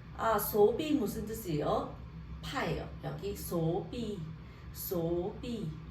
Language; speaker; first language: Korean; non-native, learner; Vietnamese